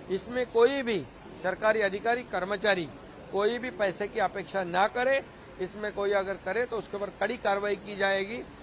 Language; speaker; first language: Hindi; non-native, local second language; Marathi